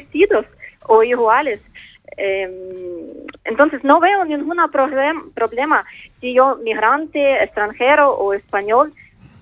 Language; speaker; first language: Spanish; non-native, learner; Ukrainian